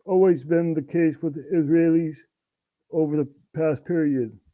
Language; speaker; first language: English; non-native, fluent; Dutch